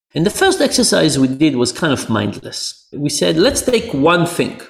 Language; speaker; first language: English; non-native, fluent; Hebrew